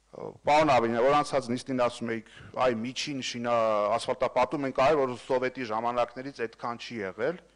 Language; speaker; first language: Armenian; native; Armenian